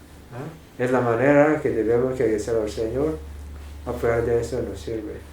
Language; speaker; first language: Spanish; non-native, fluent; English